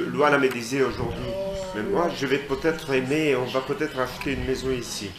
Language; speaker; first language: French; non-native, fluent; Italian